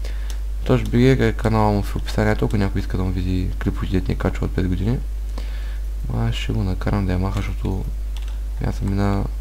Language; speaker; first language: Bulgarian; native; Bulgarian